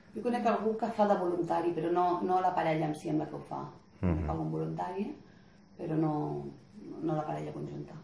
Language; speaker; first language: Catalan; native; Catalan